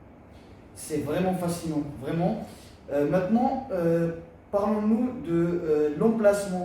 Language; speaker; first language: French; native; French